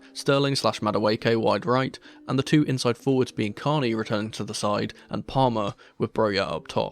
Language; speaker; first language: English; native; English